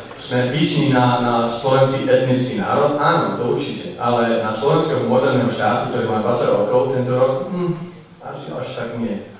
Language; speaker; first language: Slovak; non-native, fluent; English